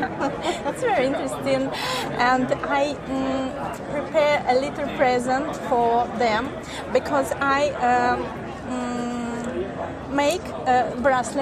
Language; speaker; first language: English; non-native, learner; Russian